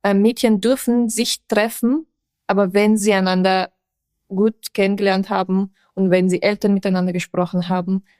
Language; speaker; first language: German; non-native, fluent; Persian